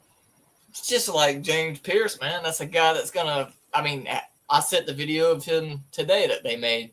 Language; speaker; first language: English; native; English